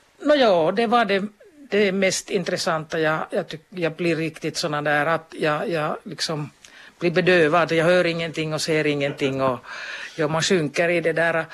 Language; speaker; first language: Swedish; non-native, local second language; Finnish